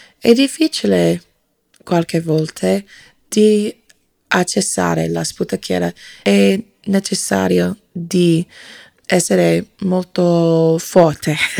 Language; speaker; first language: Italian; non-native, learner; English